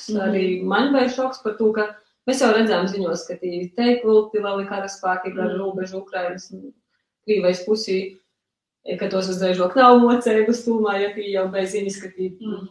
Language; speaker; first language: Latvian; early bilingual, other home language; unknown